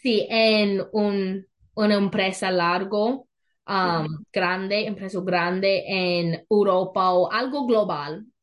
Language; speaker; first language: Spanish; non-native, learner; English